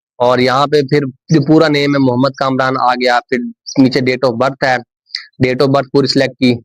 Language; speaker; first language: Urdu; non-native, local second language; Punjabi